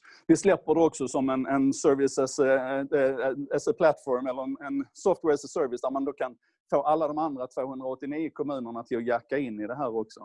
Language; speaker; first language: Swedish; native; Swedish